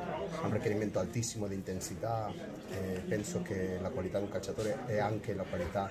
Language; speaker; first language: Italian; non-native, fluent; Spanish